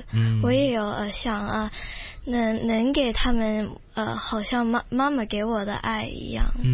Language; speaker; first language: Chinese; non-native, local second language; Cantonese